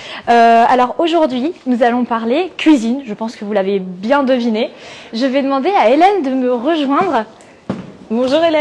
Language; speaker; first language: French; native; French